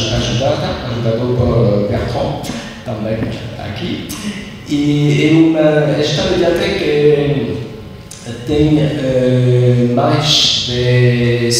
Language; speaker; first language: Portuguese; non-native, learner; French